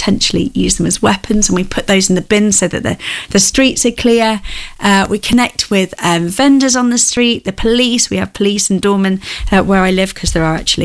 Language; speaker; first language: English; native; English